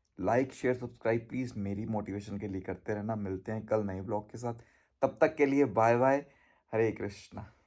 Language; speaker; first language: Hindi; native; Hindi